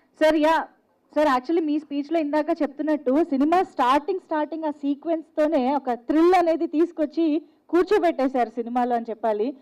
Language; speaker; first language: Telugu; native; Telugu